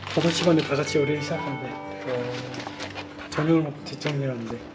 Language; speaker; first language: Korean; native; Korean